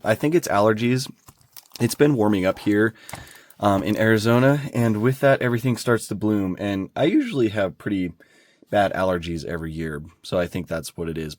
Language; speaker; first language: English; native; English